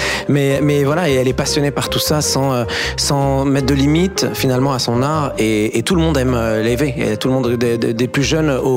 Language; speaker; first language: French; native; French